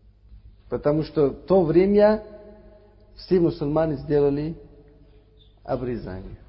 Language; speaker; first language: Russian; non-native, fluent; Uzbek